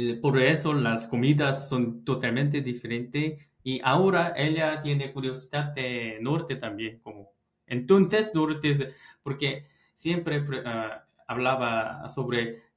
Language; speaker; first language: Spanish; non-native, learner; Korean